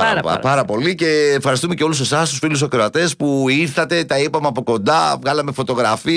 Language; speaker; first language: Greek; native; Greek